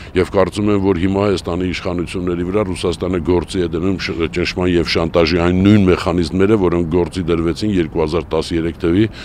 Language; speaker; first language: Armenian; native; Armenian